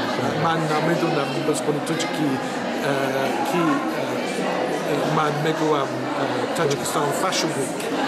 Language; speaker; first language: Persian; non-native, learner; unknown